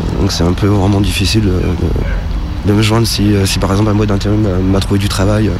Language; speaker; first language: French; native; French